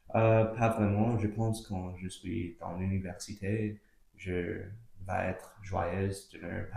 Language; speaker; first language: French; non-native, local second language; English